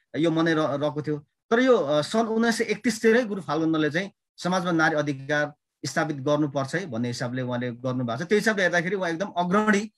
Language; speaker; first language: Nepali; non-native, local second language; Limbu